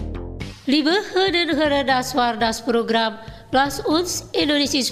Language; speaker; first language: German; non-native, fluent; Indonesian